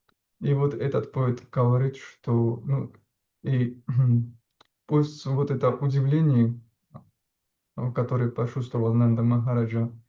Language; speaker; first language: Russian; non-native, fluent; Georgian